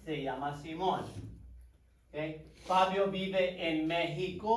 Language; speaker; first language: Spanish; non-native, fluent; English